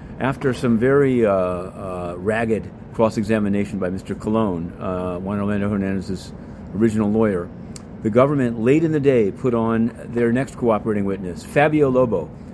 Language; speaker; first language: English; native; English